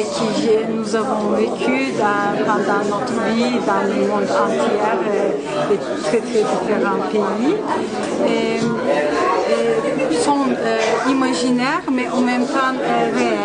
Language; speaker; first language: French; non-native, fluent; Turkish